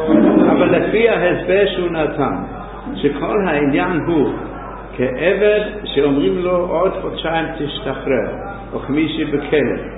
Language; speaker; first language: Hebrew; non-native, fluent; English